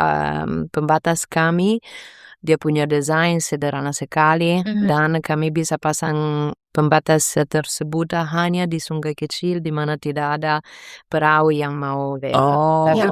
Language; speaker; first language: Indonesian; non-native, fluent; Italian